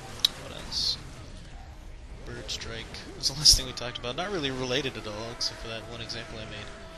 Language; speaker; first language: English; native; English